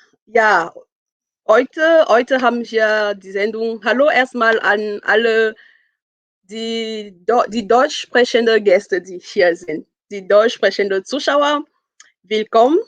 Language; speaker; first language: German; non-native, fluent; French